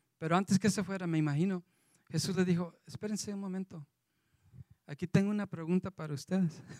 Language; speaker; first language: Spanish; early bilingual, heritage; Spanish